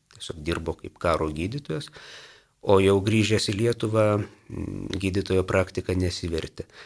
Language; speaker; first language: Lithuanian; native; Lithuanian